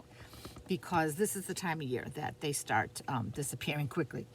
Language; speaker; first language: English; native; English